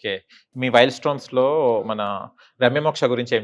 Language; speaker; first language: Telugu; native; Telugu